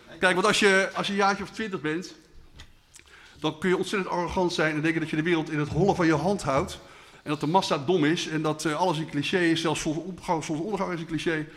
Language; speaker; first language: Dutch; native; Dutch